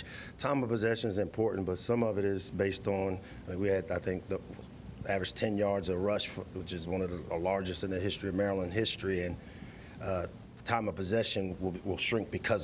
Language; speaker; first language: English; native; English